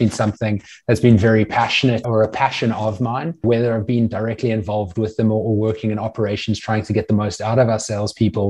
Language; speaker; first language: English; native; English